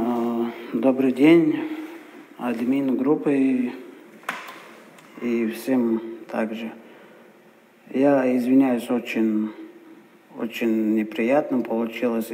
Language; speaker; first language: Russian; non-native, fluent; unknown